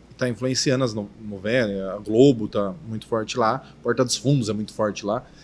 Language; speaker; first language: Portuguese; native; Portuguese